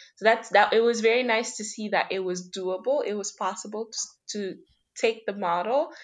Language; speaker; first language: English; non-native, fluent; French